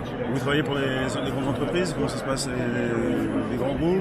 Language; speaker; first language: French; native; French